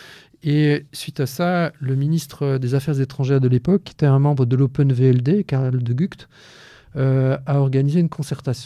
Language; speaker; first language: French; native; French